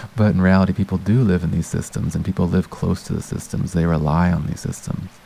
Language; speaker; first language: English; native; English